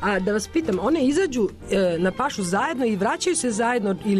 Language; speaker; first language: Serbian; native; Serbian